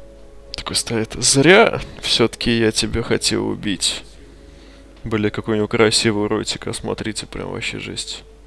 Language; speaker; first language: Russian; native; Russian